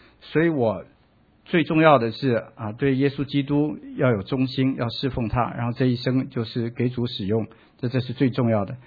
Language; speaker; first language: Chinese; native; Chinese